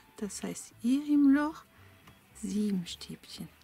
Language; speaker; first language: German; non-native, fluent; French